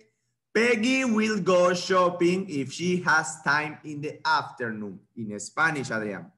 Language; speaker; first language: English; non-native, fluent; Spanish